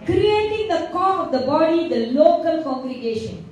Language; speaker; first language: English; non-native, local second language; Tamil